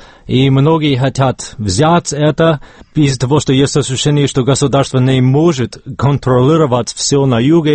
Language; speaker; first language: Russian; non-native, fluent; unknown